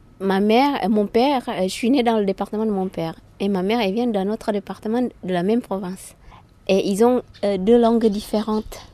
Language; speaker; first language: French; non-native, fluent; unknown